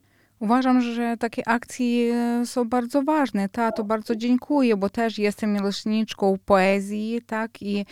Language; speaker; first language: Ukrainian; non-native, learner; Polish